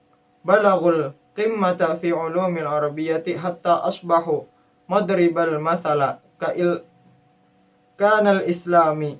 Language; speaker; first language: Arabic; non-native, learner; Indonesian